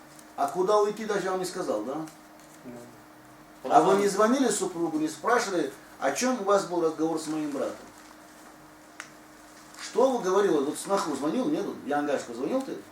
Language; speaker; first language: Russian; native; Russian